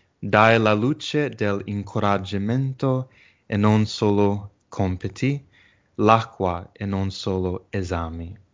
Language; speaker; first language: Italian; non-native, learner; English